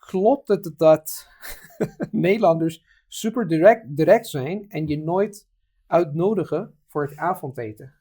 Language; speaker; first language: Dutch; non-native, fluent; Italian